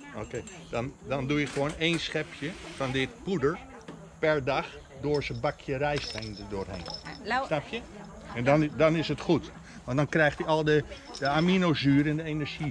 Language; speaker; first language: Dutch; non-native, fluent; Thai